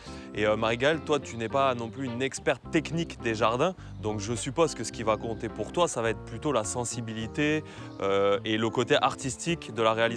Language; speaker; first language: French; native; French